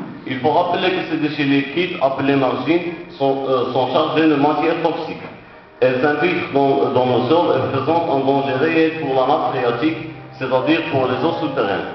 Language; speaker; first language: French; non-native, local second language; Arabic